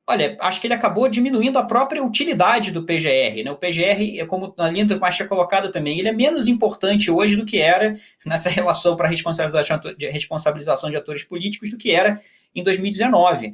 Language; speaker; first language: Portuguese; native; Portuguese